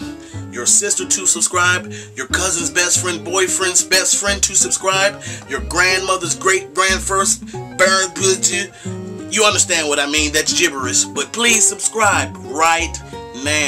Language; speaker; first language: English; native; English